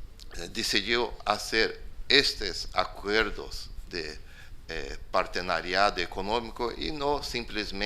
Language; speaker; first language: Spanish; non-native, fluent; Portuguese